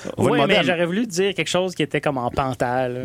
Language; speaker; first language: French; native; French